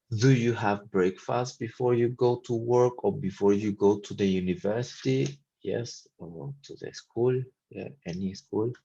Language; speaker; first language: English; non-native, fluent; Spanish